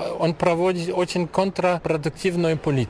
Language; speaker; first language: Russian; non-native, fluent; German